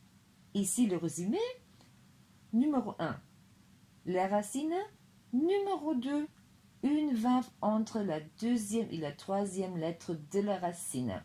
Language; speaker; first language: French; non-native, fluent; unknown